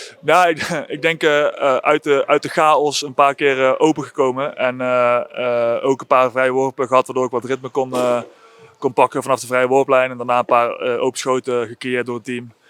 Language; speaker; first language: Dutch; native; Dutch